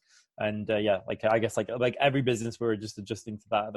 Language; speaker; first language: English; native; English